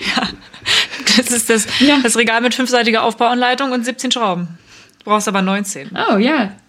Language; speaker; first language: German; native; German